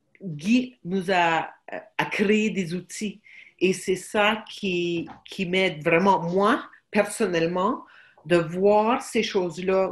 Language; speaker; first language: French; non-native, fluent; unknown